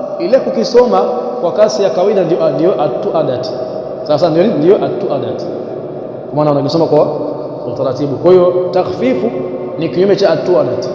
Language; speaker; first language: Swahili; native; Swahili